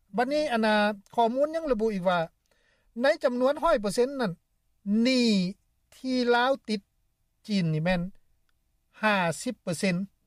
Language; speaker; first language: Lao; native; Lao